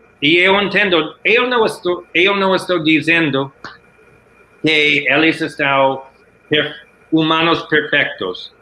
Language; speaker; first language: Spanish; non-native, learner; English